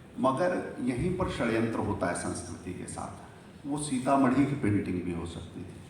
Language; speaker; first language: Hindi; native; Hindi